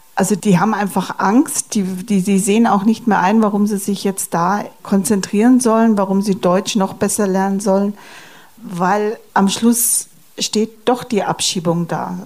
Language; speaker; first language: German; native; German